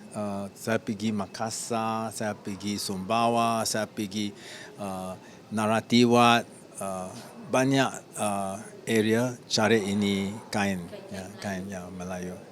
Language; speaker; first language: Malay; non-native, learner; English